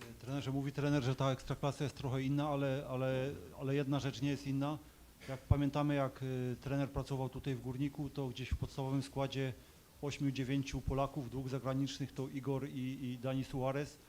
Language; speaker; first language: Polish; native; Polish